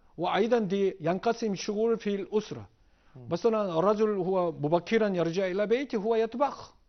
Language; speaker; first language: Egyptian Arabic; non-native, learner; Korean